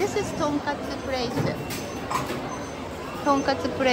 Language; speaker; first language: English; non-native, learner; Japanese